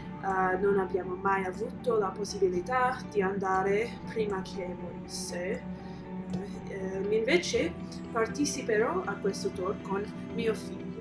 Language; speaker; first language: Italian; non-native, learner; English